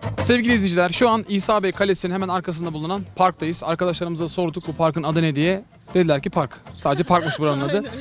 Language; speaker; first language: Turkish; native; Turkish